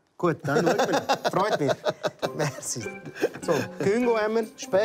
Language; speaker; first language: German; non-native, local second language; Italian